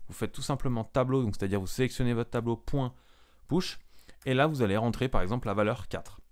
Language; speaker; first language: French; native; French